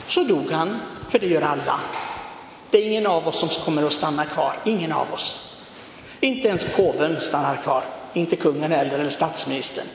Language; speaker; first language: Swedish; non-native, fluent; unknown